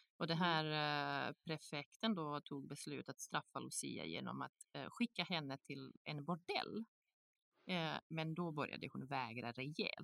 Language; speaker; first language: Swedish; non-native, fluent; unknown